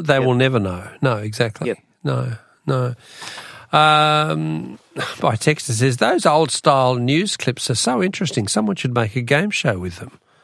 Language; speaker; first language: English; native; English